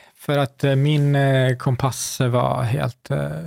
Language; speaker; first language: Swedish; early bilingual, other home language; Kurdish